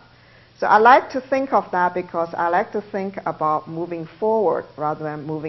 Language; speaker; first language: English; non-native, fluent; Chinese